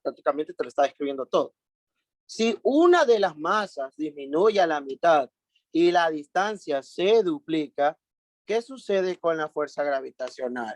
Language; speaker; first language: Spanish; native; Spanish